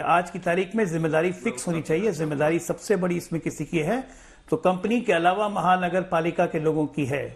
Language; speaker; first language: Hindi; native; Hindi